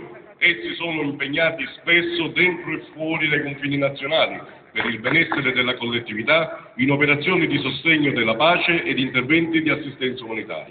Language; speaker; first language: Italian; native; Italian